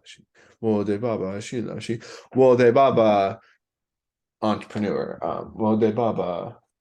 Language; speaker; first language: Chinese; non-native, learner; English